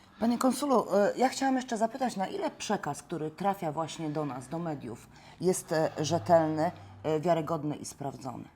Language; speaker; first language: Polish; native; Polish